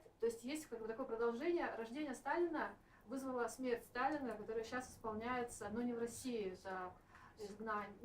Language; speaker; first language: Russian; native; Russian